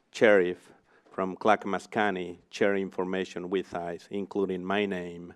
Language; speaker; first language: English; non-native, fluent; Spanish